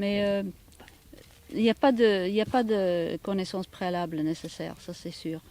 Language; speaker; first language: French; non-native, fluent; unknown